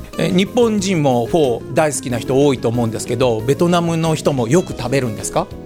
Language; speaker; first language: Japanese; native; Japanese